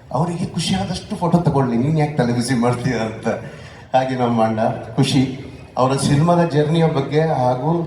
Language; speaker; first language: Kannada; non-native, local second language; Tulu